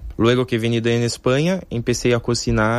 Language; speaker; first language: Spanish; non-native, fluent; Portuguese